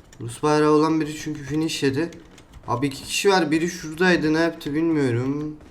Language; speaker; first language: Turkish; native; Turkish